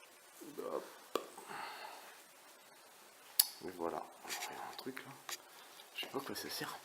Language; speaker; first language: French; native; French